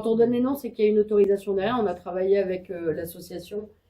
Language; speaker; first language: French; native; French